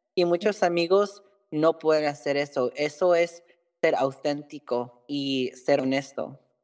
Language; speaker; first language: Spanish; early bilingual, heritage; Spanish